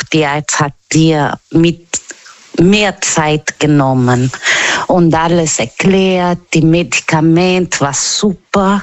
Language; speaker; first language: German; non-native, learner; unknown